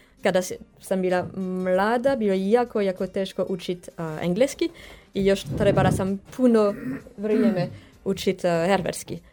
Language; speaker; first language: Serbian; non-native, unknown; French